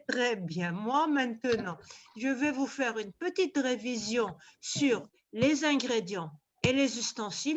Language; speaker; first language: French; non-native, local second language; Arabic